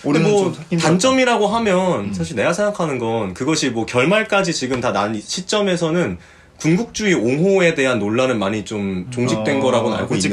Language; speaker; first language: Korean; native; Korean